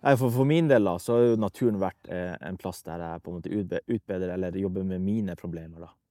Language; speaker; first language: Norwegian; early bilingual, other home language; Persian